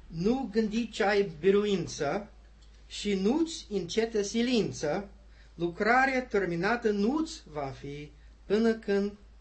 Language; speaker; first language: Romanian; non-native, learner; English